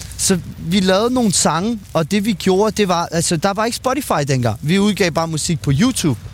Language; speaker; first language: Danish; early bilingual, other home language; Albanian